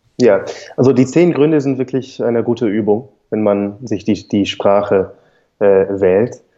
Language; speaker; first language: German; non-native, fluent; English